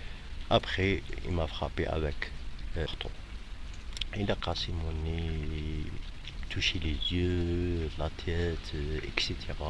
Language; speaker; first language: French; non-native, fluent; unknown